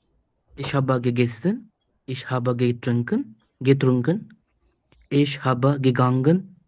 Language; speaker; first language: German; non-native, learner; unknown